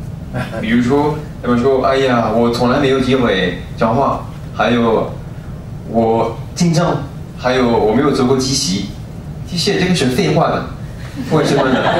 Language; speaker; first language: Chinese; non-native, learner; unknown